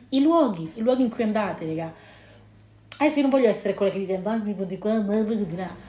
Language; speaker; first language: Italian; early bilingual, other home language; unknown